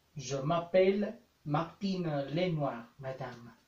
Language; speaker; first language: French; non-native, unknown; Spanish